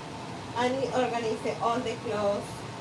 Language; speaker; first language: English; non-native, learner; Spanish